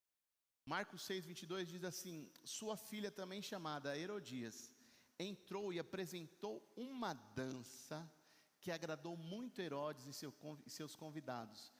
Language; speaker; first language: Portuguese; native; Portuguese